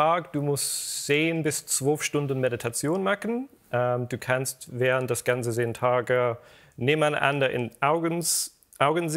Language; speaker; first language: German; non-native, fluent; English